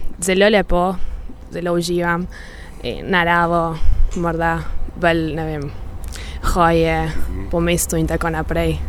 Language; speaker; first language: Slovenian; early bilingual, heritage; Slovenian